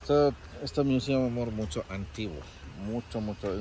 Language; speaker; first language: Spanish; non-native, learner; Malayalam